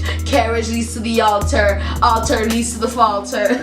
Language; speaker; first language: English; native; English